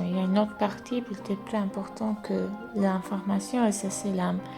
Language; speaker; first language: French; non-native, fluent; English